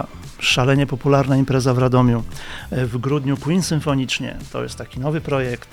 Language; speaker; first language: Polish; native; Polish